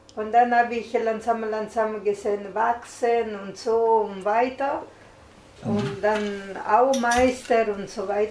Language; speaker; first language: German; non-native, learner; Italian